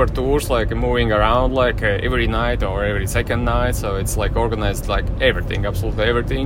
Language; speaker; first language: English; non-native, fluent; Latvian